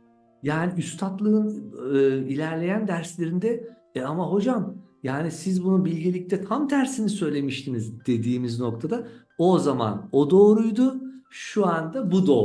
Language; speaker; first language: Turkish; native; Turkish